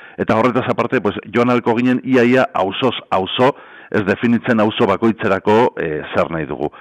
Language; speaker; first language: Basque; native; Basque